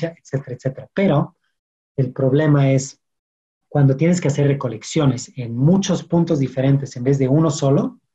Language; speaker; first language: Spanish; non-native, fluent; French